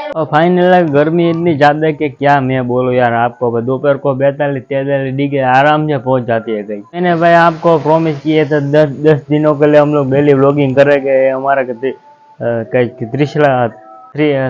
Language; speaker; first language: Hindi; non-native, local second language; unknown